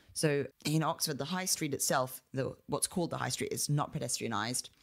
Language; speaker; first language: English; native; English